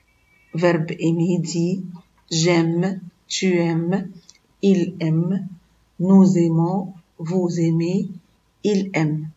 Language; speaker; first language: French; non-native, fluent; Arabic